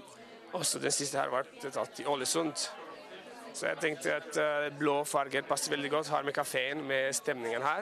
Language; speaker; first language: Norwegian; non-native, fluent; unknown